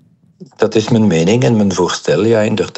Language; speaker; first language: Dutch; non-native, local second language; French